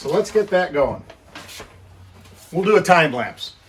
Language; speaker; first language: English; native; English